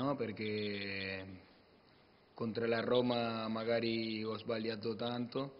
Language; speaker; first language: Italian; non-native, learner; Spanish